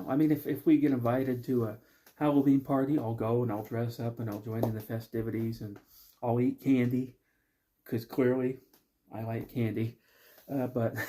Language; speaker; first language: English; native; English